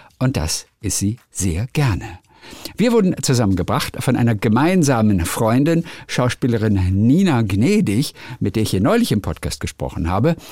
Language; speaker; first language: German; native; German